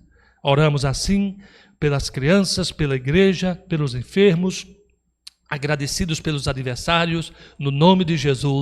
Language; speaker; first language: Portuguese; native; Portuguese